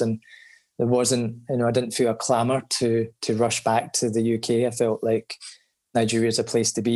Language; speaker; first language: English; native; English